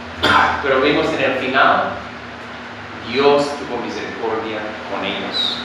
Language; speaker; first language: Spanish; non-native, fluent; English